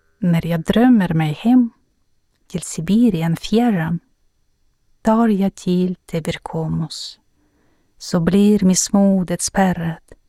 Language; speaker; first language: Swedish; non-native, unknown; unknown